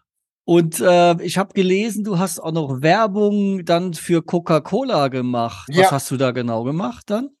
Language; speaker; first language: German; native; German